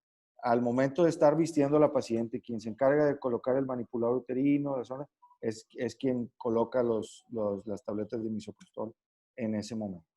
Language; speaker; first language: Spanish; native; Spanish